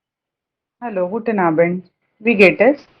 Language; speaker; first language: German; non-native, fluent; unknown